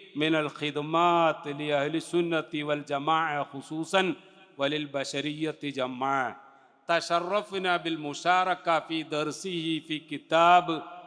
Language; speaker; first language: Arabic; non-native, fluent; Malayalam